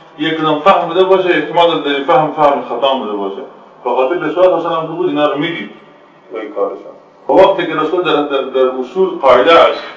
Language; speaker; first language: Persian; native; Persian